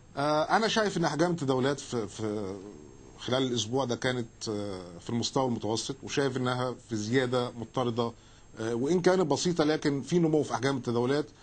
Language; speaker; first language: Arabic; native; Arabic